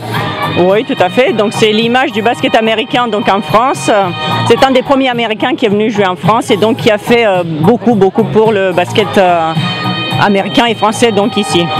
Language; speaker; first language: French; native; French